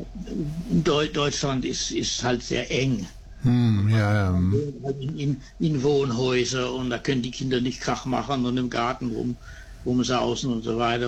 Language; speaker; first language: German; early bilingual, heritage; German